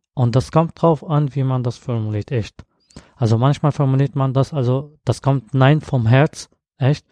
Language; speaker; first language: German; non-native, learner; Arabic